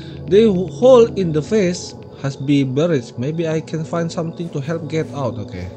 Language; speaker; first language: English; non-native, learner; Indonesian